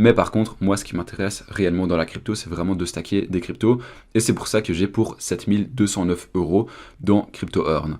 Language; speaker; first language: French; native; French